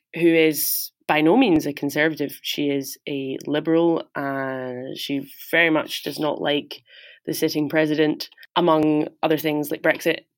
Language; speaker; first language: English; native; English